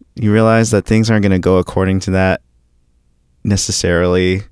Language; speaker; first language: English; early bilingual, other home language; Filipino